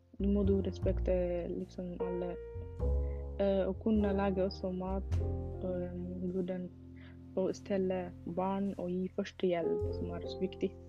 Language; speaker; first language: Norwegian; non-native, learner; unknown